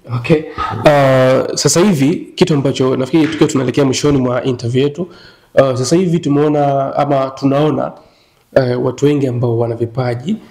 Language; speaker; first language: Swahili; native; Swahili